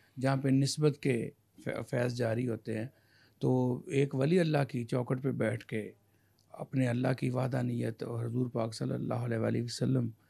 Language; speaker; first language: Urdu; non-native, local second language; Punjabi